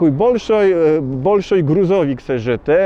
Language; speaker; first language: Russian; non-native, learner; Polish